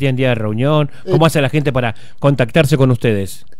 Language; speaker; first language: Spanish; native; Spanish